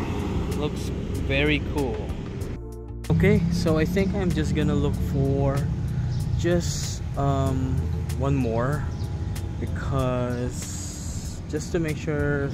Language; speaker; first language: English; non-native, local second language; Filipino